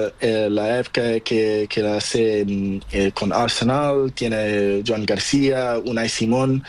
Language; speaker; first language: Spanish; non-native, learner; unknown